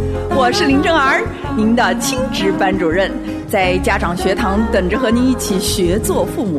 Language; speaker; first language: Chinese; native; Chinese